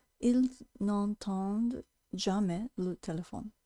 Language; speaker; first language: French; non-native, learner; Japanese